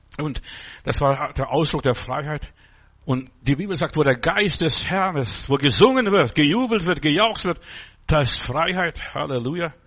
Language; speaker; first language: German; non-native, fluent; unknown